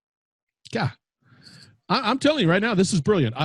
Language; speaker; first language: English; native; English